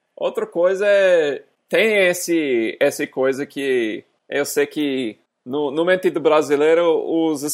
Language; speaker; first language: Portuguese; non-native, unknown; English